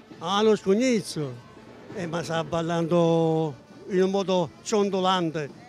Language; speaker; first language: Italian; native; Italian